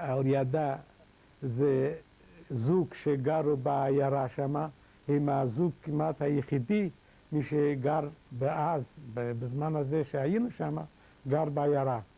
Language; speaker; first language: Hebrew; non-native, fluent; Yiddish